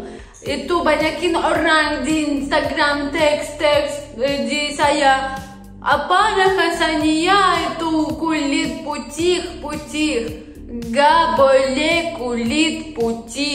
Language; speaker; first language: Indonesian; non-native, learner; Russian